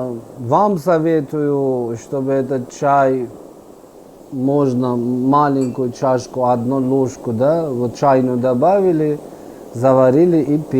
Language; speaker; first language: Russian; non-native, fluent; Persian